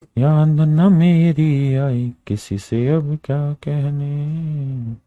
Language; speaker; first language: Hindi; native; Hindi